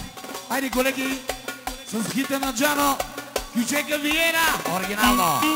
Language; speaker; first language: Bulgarian; non-native, local second language; Turkish